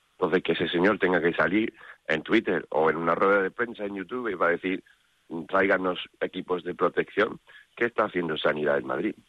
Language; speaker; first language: Spanish; non-native, fluent; English